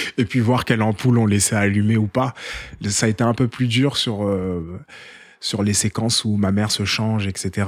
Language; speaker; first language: French; early bilingual, other home language; Haitian Creole